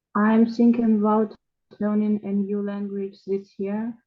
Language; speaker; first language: English; non-native, learner; Russian